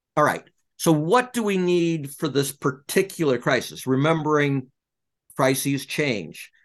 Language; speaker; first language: English; native; English